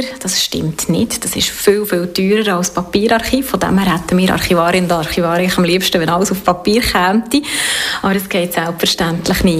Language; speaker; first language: German; native; German